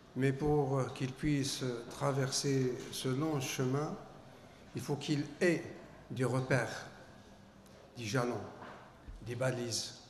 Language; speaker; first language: French; non-native, local second language; Arabic